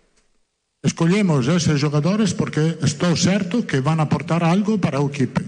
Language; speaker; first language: Portuguese; non-native, fluent; Italian